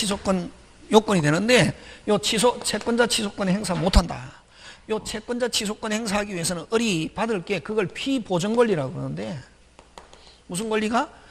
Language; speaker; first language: Korean; native; Korean